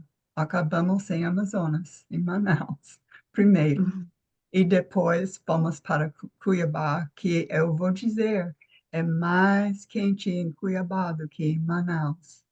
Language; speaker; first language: Portuguese; non-native, fluent; English